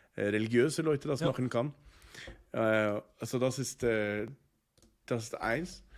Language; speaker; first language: German; non-native, learner; Norwegian